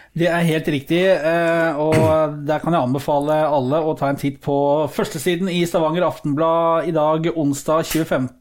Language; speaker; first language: Norwegian; native; Norwegian